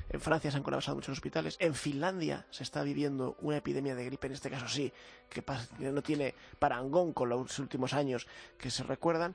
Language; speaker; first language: Spanish; native; Spanish